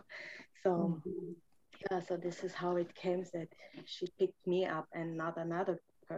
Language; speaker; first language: English; non-native, fluent; German